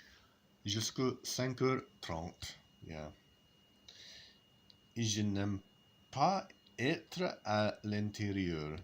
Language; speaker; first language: French; non-native, learner; English